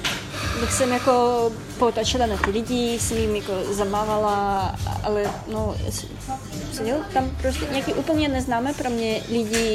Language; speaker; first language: Czech; non-native, fluent; Ukrainian